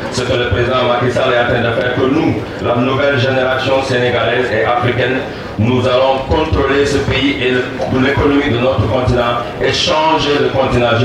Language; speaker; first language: French; non-native, local second language; Wolof